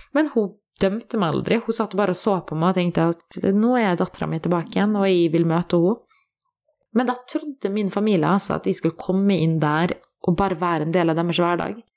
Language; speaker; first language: Norwegian; native; Norwegian